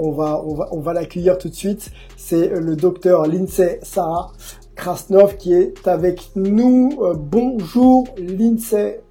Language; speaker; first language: French; native; French